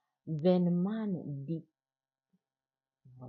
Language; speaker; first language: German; non-native, learner; English